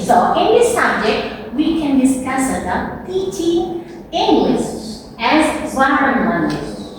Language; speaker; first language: English; non-native, learner; Indonesian